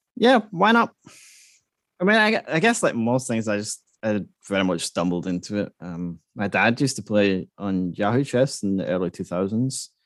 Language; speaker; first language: English; native; English